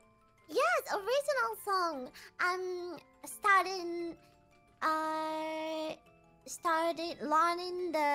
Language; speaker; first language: English; non-native, learner; Japanese